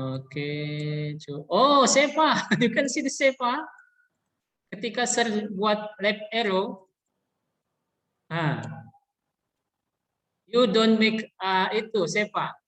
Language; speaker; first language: English; non-native, learner; Indonesian